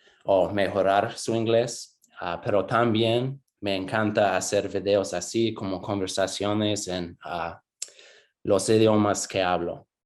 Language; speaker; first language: Spanish; non-native, fluent; English